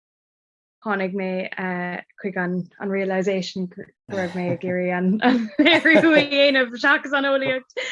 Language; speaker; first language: Irish; non-native, local second language; English